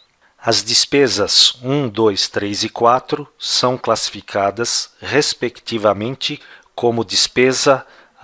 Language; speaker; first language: Portuguese; native; Portuguese